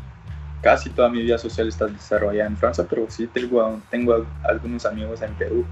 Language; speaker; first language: Spanish; early bilingual, other home language; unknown